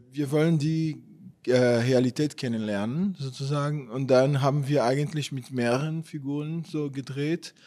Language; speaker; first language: German; non-native, fluent; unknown